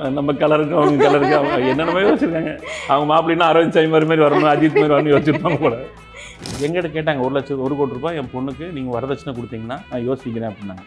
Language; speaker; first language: Tamil; native; Tamil